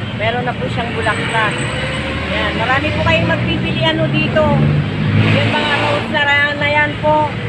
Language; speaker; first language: Filipino; native; Filipino